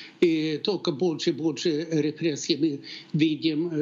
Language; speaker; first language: Russian; non-native, fluent; Swedish